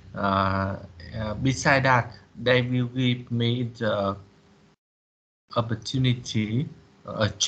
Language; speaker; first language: English; non-native, learner; Vietnamese